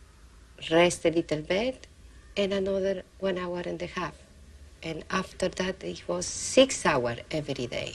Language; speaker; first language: English; non-native, learner; Spanish